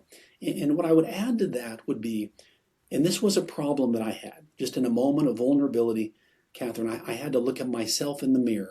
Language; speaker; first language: English; native; English